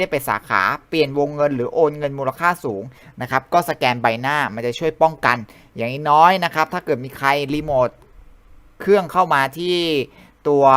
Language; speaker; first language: Thai; native; Thai